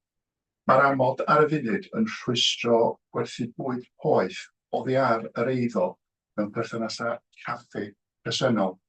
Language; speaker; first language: Welsh; native; Welsh